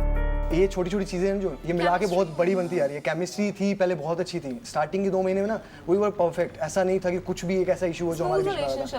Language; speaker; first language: Hindi; native; Hindi